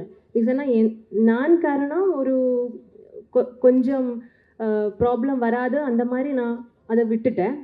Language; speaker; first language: Tamil; non-native, learner; Malayalam